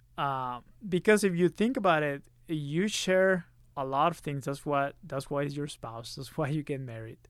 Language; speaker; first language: English; early bilingual, other home language; Spanish